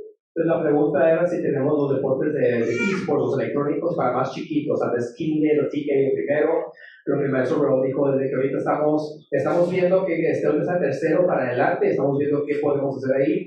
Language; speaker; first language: Spanish; native; Spanish